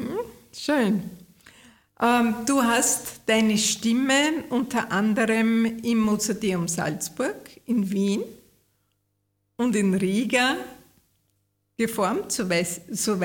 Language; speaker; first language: German; native; German